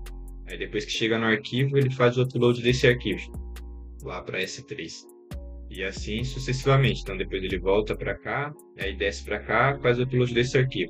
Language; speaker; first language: Portuguese; native; Portuguese